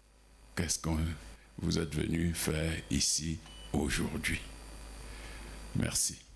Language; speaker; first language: French; non-native, local second language; Ghomala